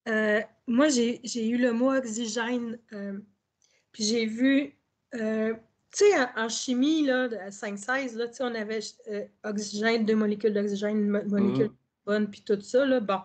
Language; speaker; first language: French; native; French